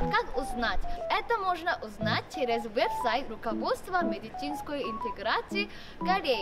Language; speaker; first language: Russian; non-native, fluent; Korean